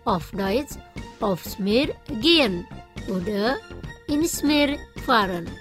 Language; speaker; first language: German; non-native, fluent; Indonesian